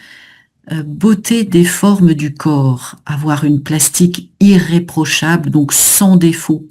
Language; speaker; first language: French; native; French